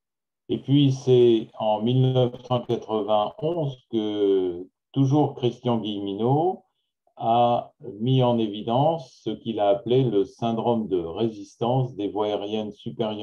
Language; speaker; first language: French; native; French